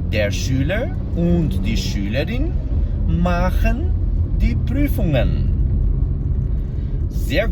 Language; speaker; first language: German; non-native, fluent; Portuguese